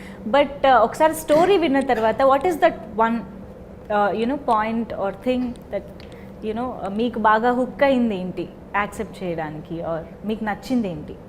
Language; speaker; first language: Telugu; native; Telugu